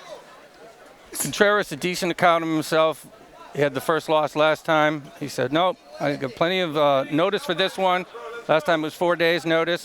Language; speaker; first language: English; native; English